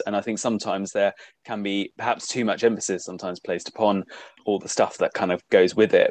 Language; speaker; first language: English; native; English